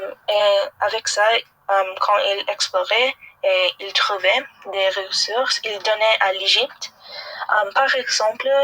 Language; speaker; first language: French; non-native, learner; English